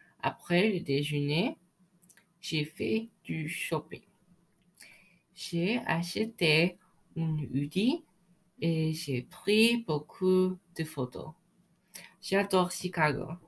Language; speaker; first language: French; non-native, learner; English